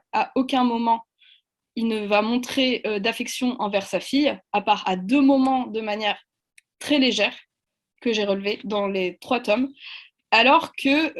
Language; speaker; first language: French; native; French